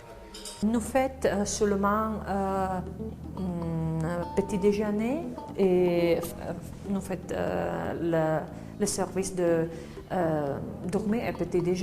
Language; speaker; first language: French; non-native, learner; Slovak